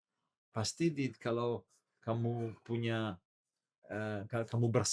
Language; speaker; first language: Indonesian; non-native, learner; Italian